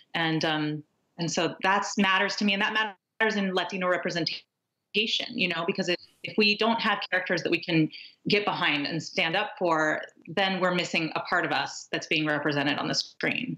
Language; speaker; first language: English; native; English